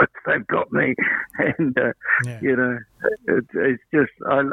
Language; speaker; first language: English; native; English